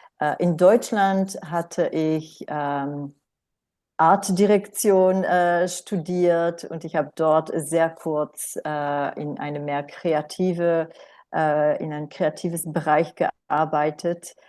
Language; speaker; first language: German; non-native, fluent; Romanian